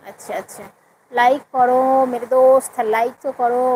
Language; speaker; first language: Hindi; non-native, local second language; Bangla